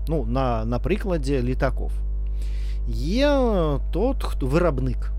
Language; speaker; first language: Ukrainian; non-native, learner; Russian